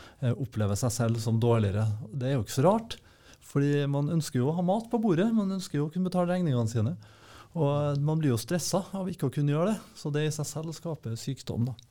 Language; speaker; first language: Norwegian; native; Norwegian